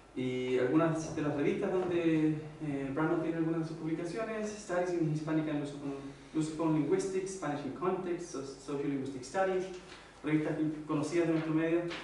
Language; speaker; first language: Spanish; native; Spanish